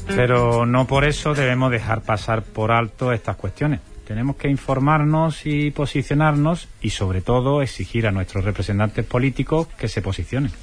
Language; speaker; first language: Spanish; native; Spanish